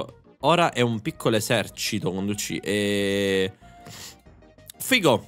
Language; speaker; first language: Italian; native; Italian